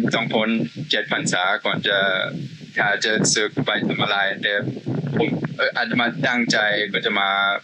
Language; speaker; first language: Thai; non-native, fluent; Swedish